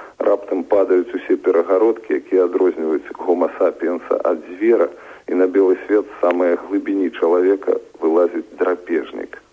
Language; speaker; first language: Belarusian; native; Belarusian